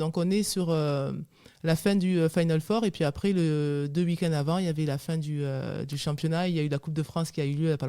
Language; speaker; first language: French; native; French